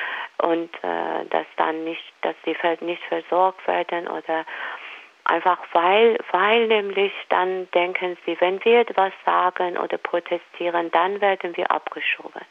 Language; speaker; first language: German; non-native, fluent; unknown